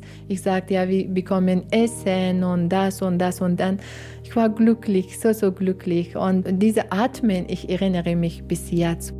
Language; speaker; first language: German; non-native, learner; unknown